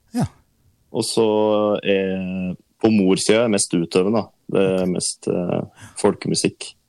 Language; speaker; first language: Norwegian; native; Norwegian